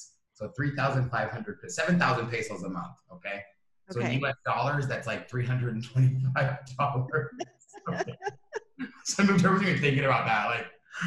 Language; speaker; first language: English; native; English